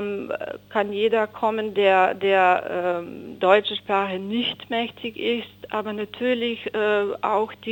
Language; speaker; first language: German; non-native, fluent; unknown